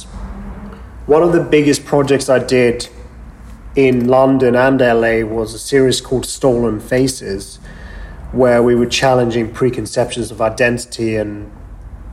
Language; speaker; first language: English; native; English